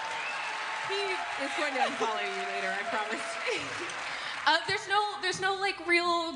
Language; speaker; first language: English; native; English